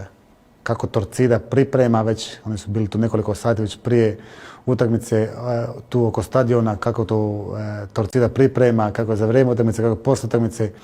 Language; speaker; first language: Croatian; early bilingual, heritage; Croatian